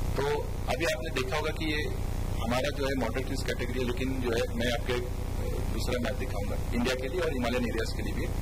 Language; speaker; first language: Hindi; non-native, local second language; Marathi